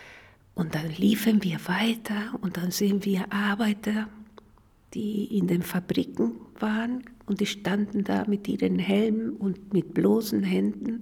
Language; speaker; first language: German; non-native, fluent; Spanish